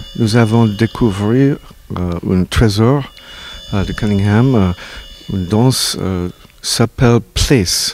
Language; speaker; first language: French; non-native, learner; English